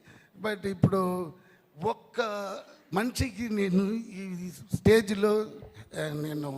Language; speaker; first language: Telugu; non-native, learner; Tamil